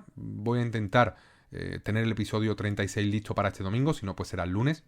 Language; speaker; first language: Spanish; native; Spanish